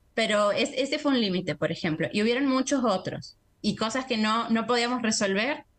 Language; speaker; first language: Spanish; native; Spanish